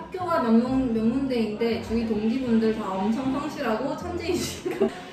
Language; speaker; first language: Korean; early bilingual, heritage; Korean